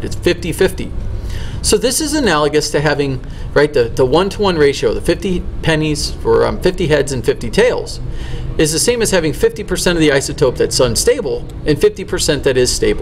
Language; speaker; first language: English; native; English